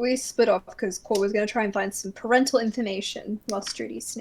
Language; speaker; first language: English; native; English